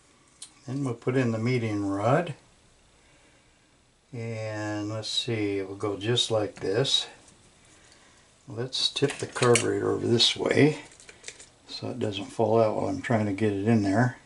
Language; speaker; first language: English; native; English